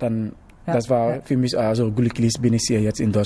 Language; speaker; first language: German; non-native, learner; Wolof